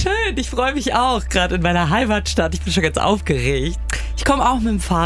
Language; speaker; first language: German; native; German